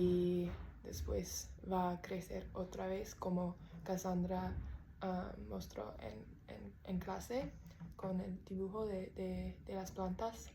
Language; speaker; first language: Spanish; non-native, learner; English